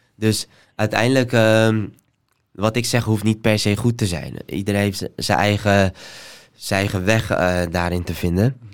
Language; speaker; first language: Dutch; early bilingual, other home language; Somali